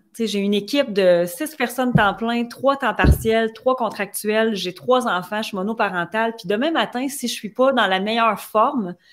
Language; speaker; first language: French; native; French